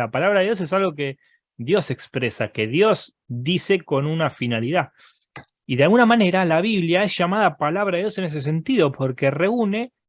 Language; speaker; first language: Spanish; native; Spanish